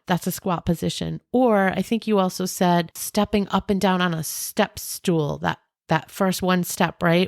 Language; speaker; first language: English; native; English